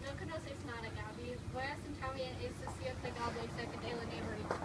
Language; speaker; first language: Spanish; non-native, learner; English